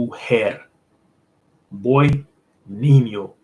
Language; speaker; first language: Spanish; non-native, learner; English